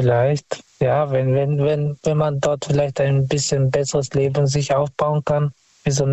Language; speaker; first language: German; non-native, fluent; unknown